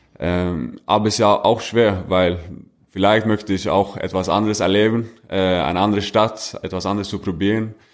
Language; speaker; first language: German; non-native, fluent; Norwegian